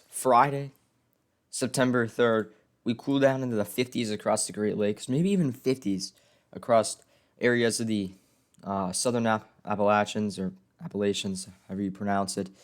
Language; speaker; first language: English; native; English